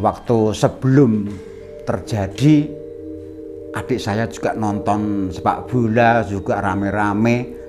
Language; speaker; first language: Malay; non-native, local second language; Javanese